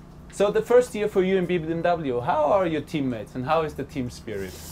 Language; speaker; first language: English; non-native, fluent; German